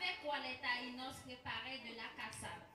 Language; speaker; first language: French; non-native, local second language; Haitian Creole